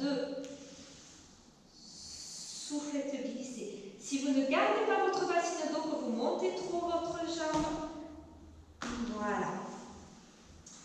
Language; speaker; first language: French; native; French